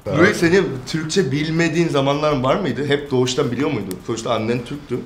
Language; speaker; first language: Turkish; non-native, fluent; Korean